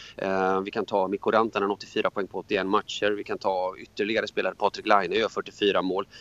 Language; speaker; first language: Swedish; native; Swedish